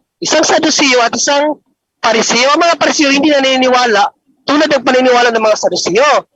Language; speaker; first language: Filipino; non-native, local second language; Cebuano